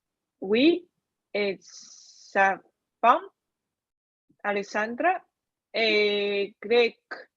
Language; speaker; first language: French; non-native, learner; Chinese